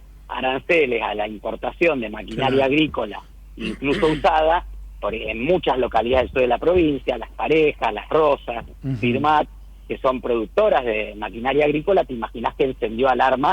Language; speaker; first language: Spanish; native; Spanish